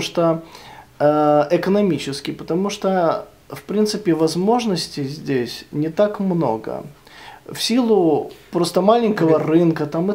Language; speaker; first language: Russian; native; Russian